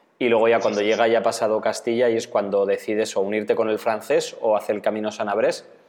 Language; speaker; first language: Spanish; native; Spanish